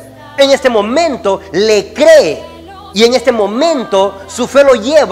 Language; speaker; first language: Spanish; native; Spanish